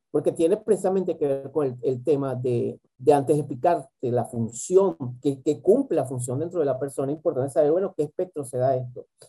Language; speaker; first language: Spanish; native; Spanish